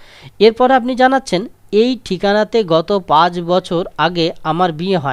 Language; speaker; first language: Bangla; native; Bangla